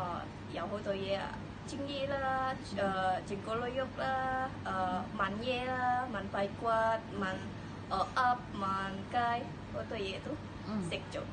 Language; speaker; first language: Cantonese; non-native, learner; Indonesian